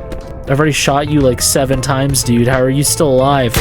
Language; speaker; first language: English; native; English